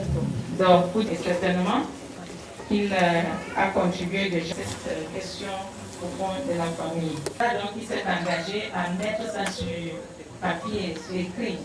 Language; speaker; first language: French; non-native, local second language; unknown